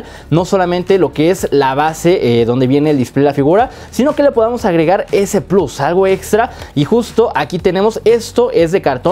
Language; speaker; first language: Spanish; native; Spanish